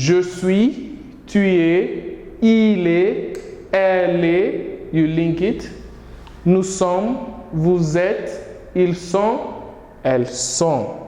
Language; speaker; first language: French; non-native, fluent; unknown